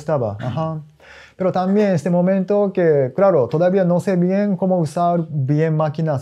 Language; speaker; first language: Spanish; non-native, learner; Japanese